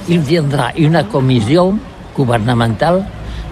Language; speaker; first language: French; non-native, learner; Catalan